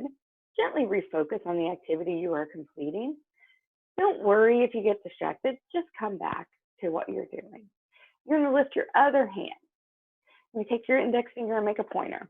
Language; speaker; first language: English; native; English